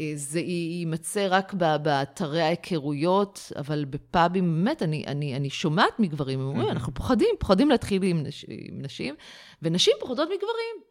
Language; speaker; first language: Hebrew; native; Hebrew